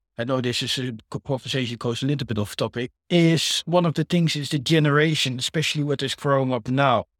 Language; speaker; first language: English; non-native, fluent; Dutch